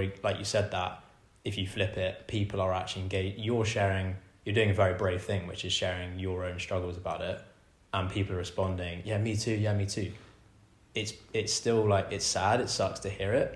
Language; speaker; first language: English; native; English